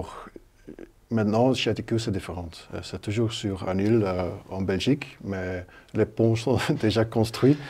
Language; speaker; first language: French; non-native, local second language; Dutch